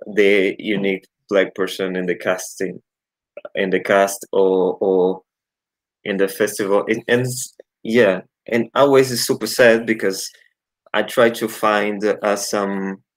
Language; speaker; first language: English; non-native, learner; Portuguese